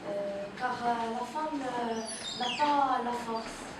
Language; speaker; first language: French; non-native, local second language; Arabic